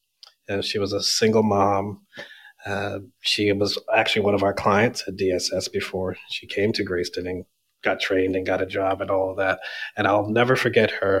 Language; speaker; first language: English; native; English